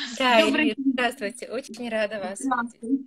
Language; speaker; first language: Russian; native; Russian